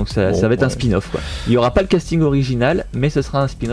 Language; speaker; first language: French; native; French